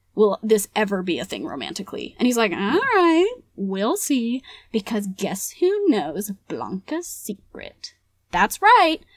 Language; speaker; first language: English; early bilingual, other home language; Spanish